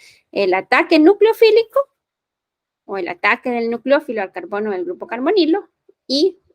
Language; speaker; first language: Spanish; native; Spanish